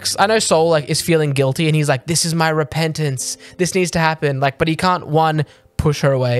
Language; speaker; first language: English; native; English